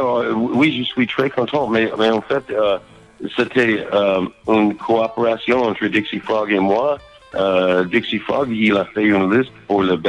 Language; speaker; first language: French; non-native, learner; English